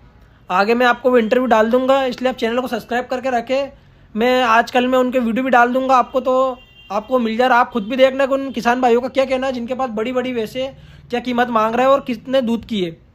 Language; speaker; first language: Hindi; native; Hindi